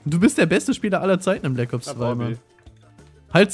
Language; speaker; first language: German; native; German